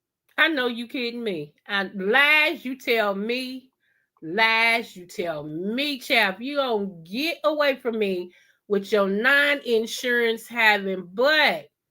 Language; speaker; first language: English; native; English